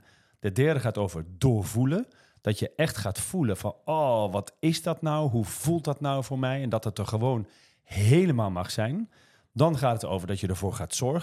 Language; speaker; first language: Dutch; native; Dutch